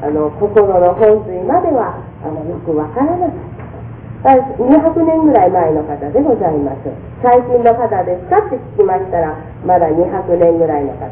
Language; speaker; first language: Japanese; native; Japanese